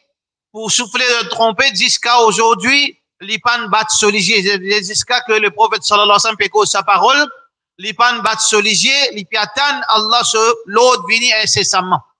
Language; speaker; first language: French; non-native, local second language; Morisyen